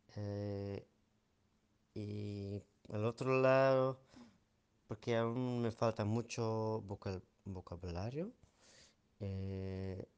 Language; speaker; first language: Spanish; non-native, fluent; Dutch